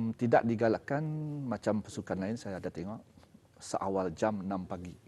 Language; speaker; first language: Malay; native; Malay